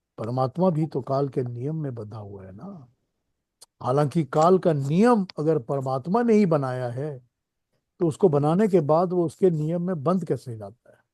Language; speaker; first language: Hindi; native; Hindi